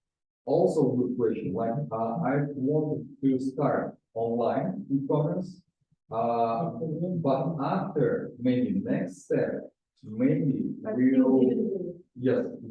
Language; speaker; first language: English; non-native, learner; Russian